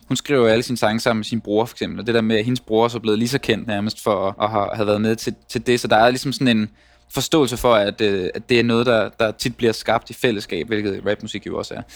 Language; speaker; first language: Danish; native; Danish